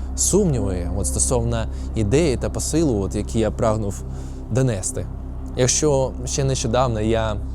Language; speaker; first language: Ukrainian; non-native, local second language; Russian